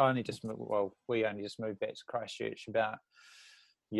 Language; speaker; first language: English; native; English